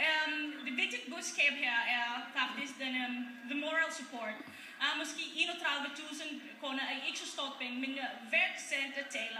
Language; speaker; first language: Danish; non-native, fluent; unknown